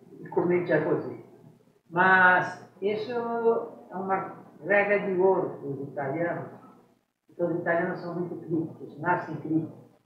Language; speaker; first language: Portuguese; native; Portuguese